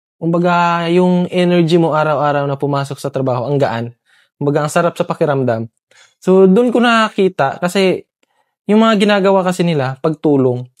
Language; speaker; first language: Filipino; non-native, local second language; Cebuano